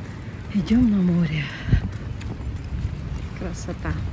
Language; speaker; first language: Russian; non-native, local second language; Kazakh